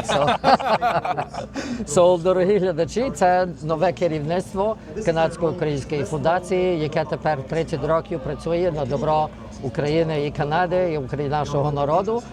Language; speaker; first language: Ukrainian; early bilingual, heritage; Ukrainian